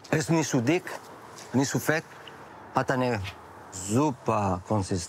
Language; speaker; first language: German; non-native, learner; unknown